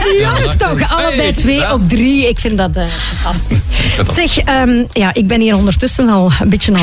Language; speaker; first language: Dutch; native; Dutch